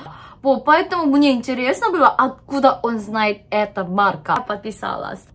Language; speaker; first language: Russian; non-native, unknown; Korean